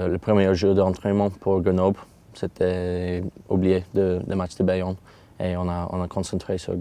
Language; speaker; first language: French; non-native, learner; English